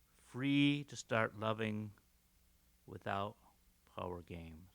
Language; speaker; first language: English; native; English